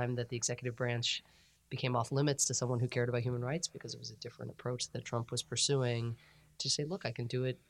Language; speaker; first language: English; native; English